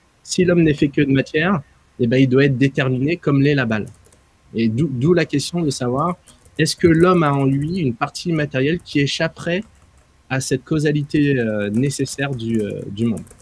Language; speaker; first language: French; native; French